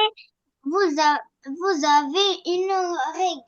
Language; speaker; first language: French; non-native, learner; Arabic